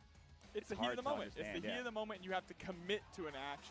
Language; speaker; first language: English; native; English